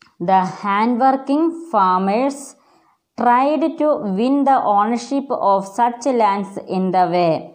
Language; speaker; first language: English; non-native, local second language; Malayalam